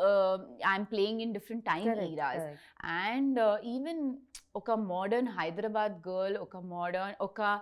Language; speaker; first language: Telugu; non-native, learner; Tulu